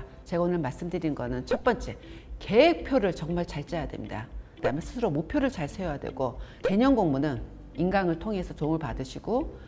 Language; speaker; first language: Korean; native; Korean